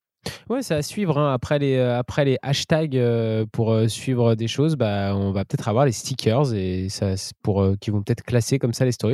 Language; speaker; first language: French; native; French